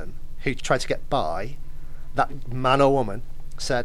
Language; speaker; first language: English; native; English